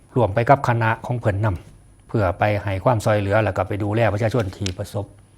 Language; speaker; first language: Thai; non-native, local second language; Northeastern Thai